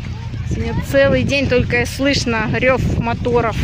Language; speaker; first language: Russian; native; Russian